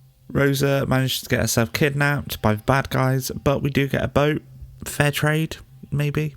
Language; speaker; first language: English; native; English